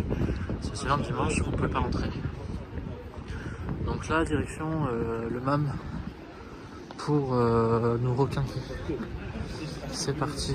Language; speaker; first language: French; native; French